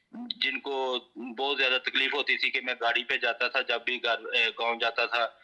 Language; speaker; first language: Urdu; non-native, local second language; Punjabi